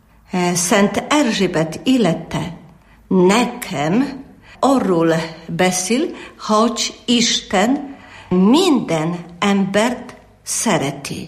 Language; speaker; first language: Hungarian; non-native, learner; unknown